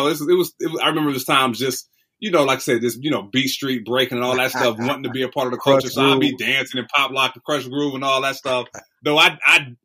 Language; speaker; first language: English; native; English